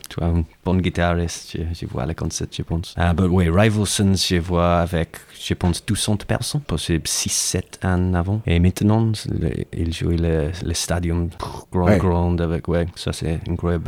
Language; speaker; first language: French; non-native, learner; English